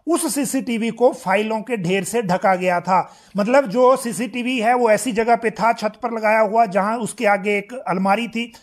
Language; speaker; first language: Hindi; native; Hindi